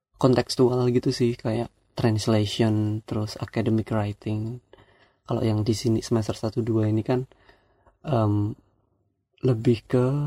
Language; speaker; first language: Indonesian; non-native, local second language; Javanese